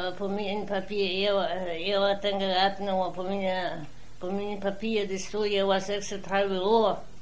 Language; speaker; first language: Danish; non-native, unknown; Polish